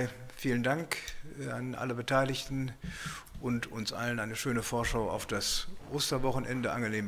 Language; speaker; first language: German; native; German